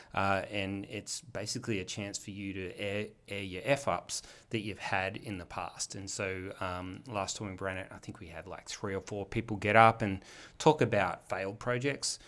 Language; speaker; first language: English; native; English